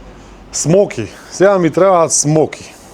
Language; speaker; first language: Macedonian; native; Macedonian